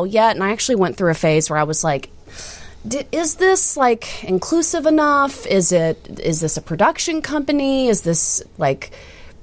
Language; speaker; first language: English; native; English